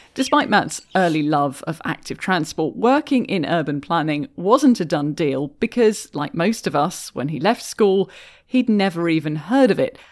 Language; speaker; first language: English; native; English